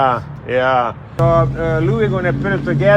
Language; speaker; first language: English; non-native, fluent; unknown